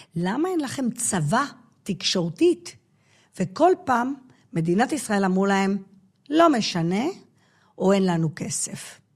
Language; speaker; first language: Hebrew; non-native, fluent; English